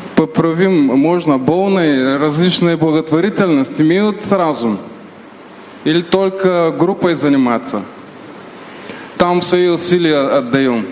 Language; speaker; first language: Russian; non-native, learner; Bulgarian